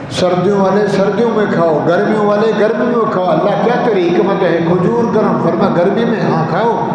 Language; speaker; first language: Urdu; non-native, local second language; Punjabi